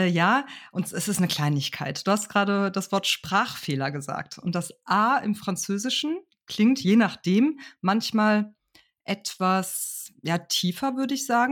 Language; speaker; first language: German; native; German